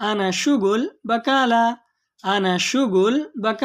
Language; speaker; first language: Arabic; non-native, learner; Hindi